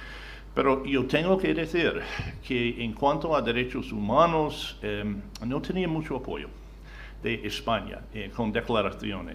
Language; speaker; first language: Spanish; non-native, fluent; English